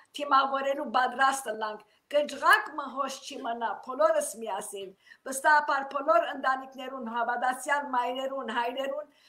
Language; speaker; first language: Armenian; early bilingual, heritage; Armenian